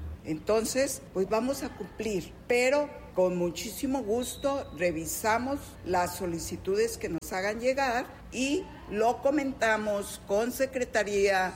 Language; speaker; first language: Spanish; native; Spanish